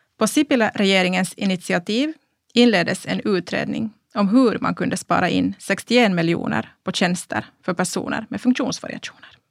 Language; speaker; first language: Swedish; native; Swedish